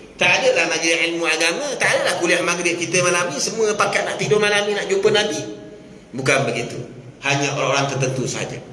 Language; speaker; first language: Malay; native; Malay